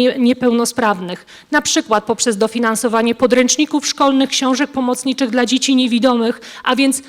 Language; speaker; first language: Polish; native; Polish